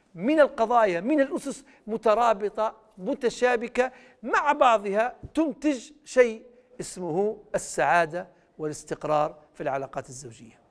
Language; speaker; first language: Arabic; native; Arabic